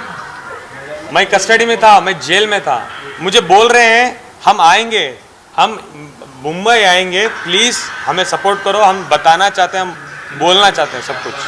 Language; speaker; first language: Hindi; native; Hindi